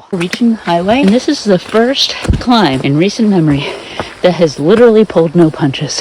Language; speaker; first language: English; native; English